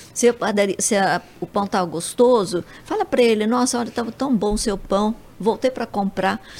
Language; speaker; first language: Portuguese; early bilingual, other home language; Japanese